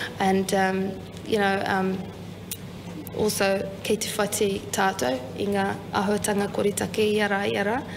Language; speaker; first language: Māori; non-native, learner; Arabic